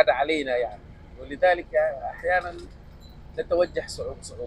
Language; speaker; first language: Arabic; non-native, fluent; Tamasheq